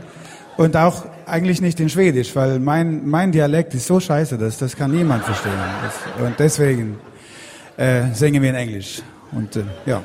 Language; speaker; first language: German; non-native, fluent; Swedish